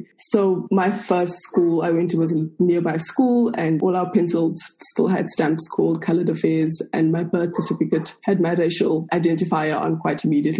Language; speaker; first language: English; non-native, local second language; Afrikaans